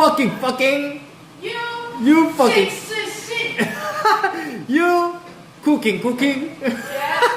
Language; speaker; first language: English; non-native, learner; Korean